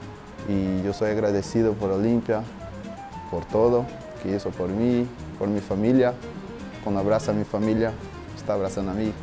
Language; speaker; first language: Spanish; non-native, learner; Portuguese